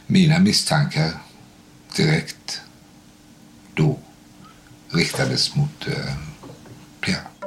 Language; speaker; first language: Swedish; native; Swedish